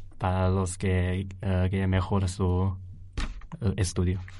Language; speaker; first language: Spanish; non-native, learner; Chinese